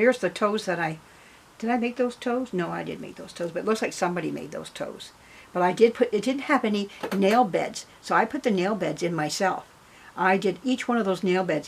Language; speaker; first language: English; native; English